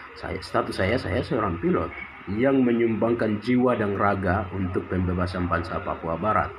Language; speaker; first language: Indonesian; native; Indonesian